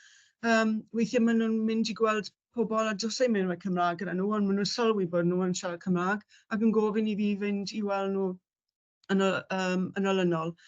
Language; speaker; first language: Welsh; native; Welsh